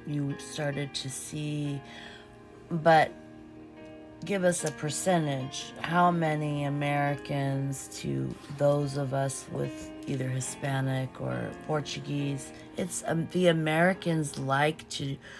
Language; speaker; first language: English; early bilingual, other home language; Portuguese